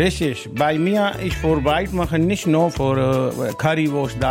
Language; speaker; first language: German; non-native, learner; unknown